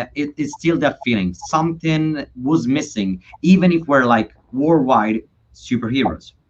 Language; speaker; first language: English; non-native, fluent; Italian